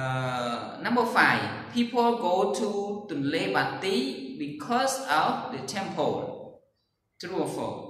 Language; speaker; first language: English; non-native, learner; Khmer